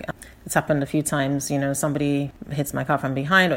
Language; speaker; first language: English; native; English